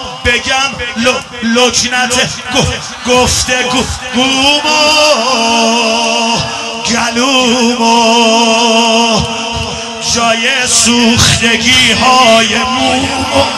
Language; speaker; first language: Persian; native; Persian